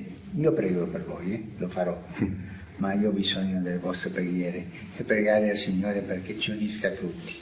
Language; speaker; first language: Italian; non-native, fluent; Spanish